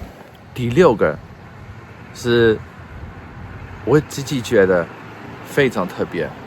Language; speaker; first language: Chinese; non-native, fluent; Dutch